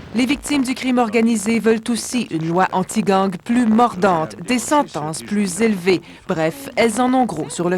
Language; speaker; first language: French; native; French